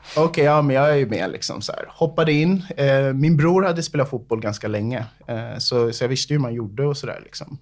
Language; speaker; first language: Swedish; early bilingual, other home language; English